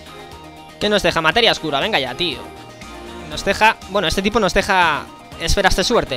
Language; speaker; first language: Spanish; native; Spanish